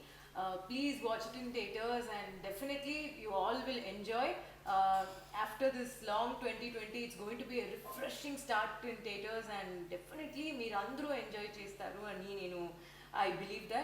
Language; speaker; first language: Telugu; non-native, learner; Tamil